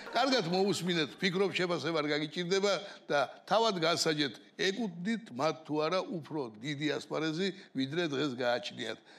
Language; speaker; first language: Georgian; native; Georgian